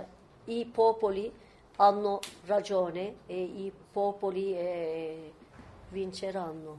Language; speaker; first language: Italian; non-native, learner; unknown